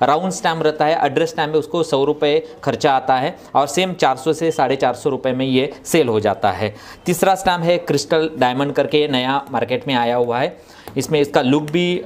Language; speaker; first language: Hindi; non-native, local second language; Marathi